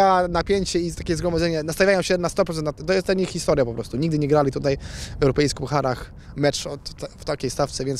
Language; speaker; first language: Polish; native; Polish